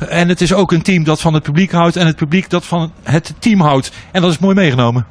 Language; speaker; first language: Dutch; native; Dutch